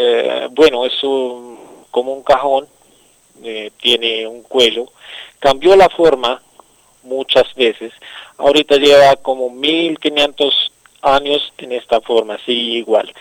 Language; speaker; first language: Spanish; non-native, local second language; Arabic